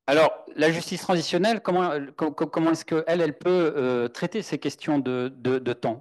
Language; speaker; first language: French; native; French